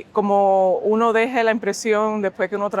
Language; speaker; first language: Spanish; early bilingual, heritage; Spanish